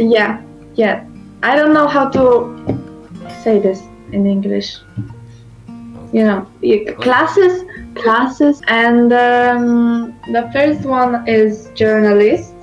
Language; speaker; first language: English; non-native, learner; Polish